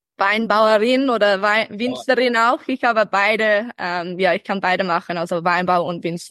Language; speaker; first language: German; early bilingual, heritage; English